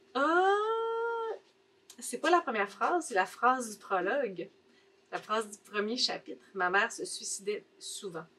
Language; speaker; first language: French; native; French